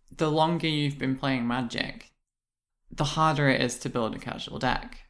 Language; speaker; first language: English; native; English